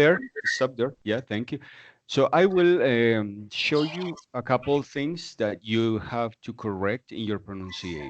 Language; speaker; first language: English; non-native, fluent; Spanish